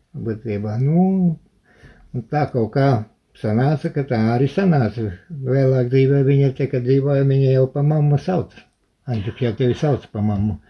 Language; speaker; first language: Latvian; native; Latvian